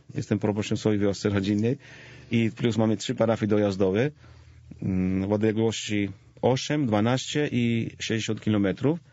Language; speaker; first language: Polish; non-native, fluent; Georgian